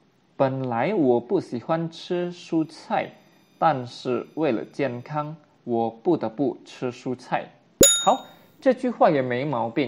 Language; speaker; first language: Chinese; non-native, fluent; Indonesian